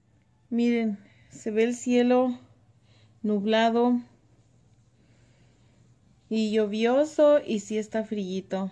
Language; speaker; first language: Spanish; native; Spanish